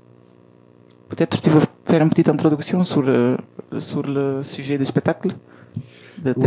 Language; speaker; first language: French; non-native, learner; Spanish